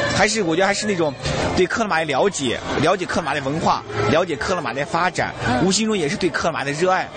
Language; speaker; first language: Chinese; native; Chinese